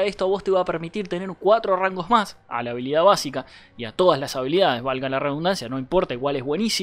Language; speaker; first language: Spanish; native; Spanish